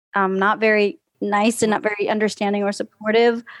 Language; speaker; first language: English; early bilingual, other home language; Spanish